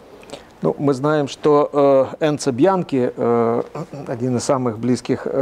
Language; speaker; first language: Russian; native; Russian